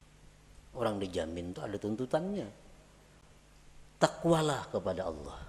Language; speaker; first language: Indonesian; non-native, local second language; Banjar